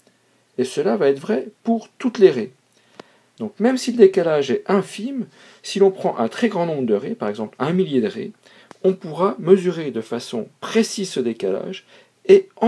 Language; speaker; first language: French; native; French